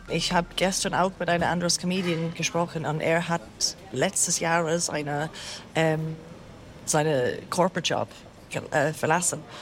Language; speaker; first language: German; non-native, learner; English